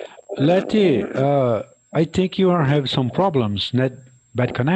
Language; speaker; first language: English; non-native, fluent; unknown